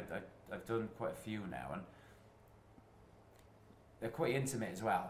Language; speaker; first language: English; native; English